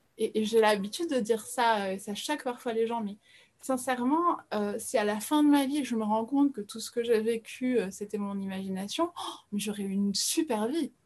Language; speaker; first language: French; early bilingual, other home language; Portuguese